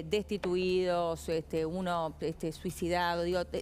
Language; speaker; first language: Spanish; native; Spanish